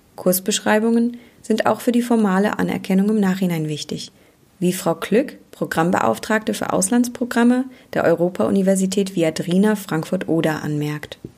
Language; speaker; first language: German; native; German